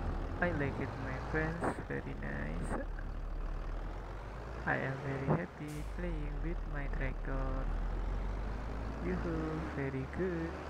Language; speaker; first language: English; non-native, learner; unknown